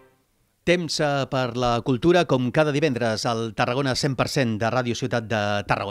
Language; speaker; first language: Catalan; native; Catalan